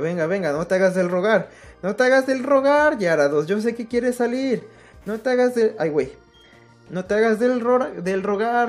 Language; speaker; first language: Spanish; native; Spanish